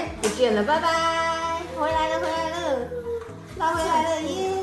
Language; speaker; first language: Chinese; native; Chinese